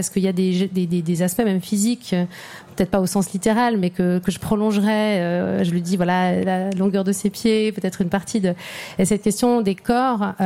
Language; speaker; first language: French; native; French